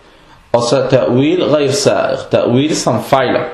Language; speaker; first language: Danish; non-native, fluent; Arabic